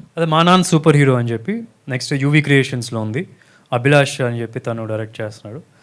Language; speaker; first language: Telugu; native; Telugu